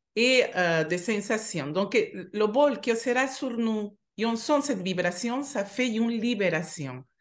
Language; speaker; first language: French; non-native, fluent; Spanish